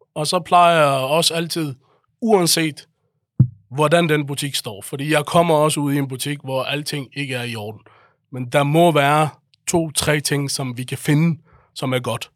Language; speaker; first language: Danish; early bilingual, other home language; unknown